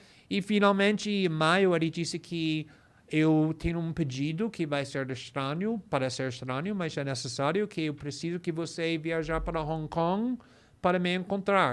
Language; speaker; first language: Portuguese; non-native, fluent; English